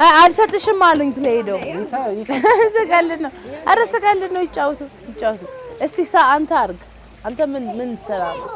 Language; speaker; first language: Amharic; native; Amharic